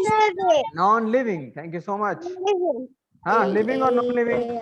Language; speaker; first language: English; non-native, learner; Arabic